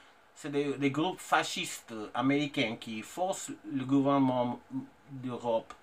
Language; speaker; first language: French; non-native, fluent; English